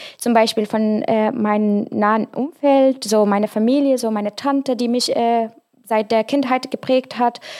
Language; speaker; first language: German; non-native, fluent; Arabic